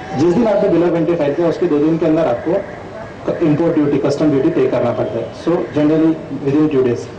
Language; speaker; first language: Hindi; non-native, local second language; Sindhi